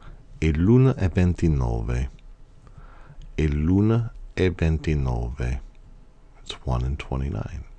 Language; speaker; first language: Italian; non-native, fluent; English